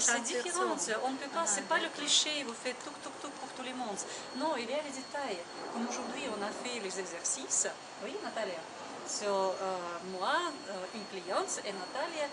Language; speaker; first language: French; non-native, learner; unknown